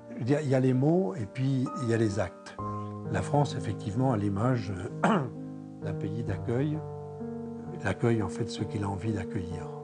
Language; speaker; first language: French; native; French